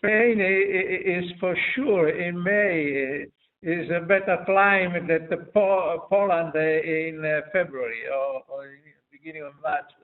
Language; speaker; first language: English; non-native, fluent; Italian